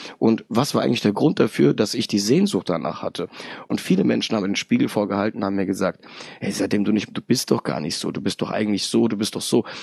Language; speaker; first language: German; early bilingual, other home language; Polish